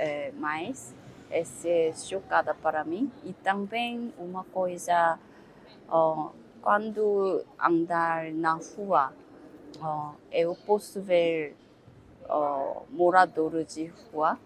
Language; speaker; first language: Portuguese; non-native, learner; Korean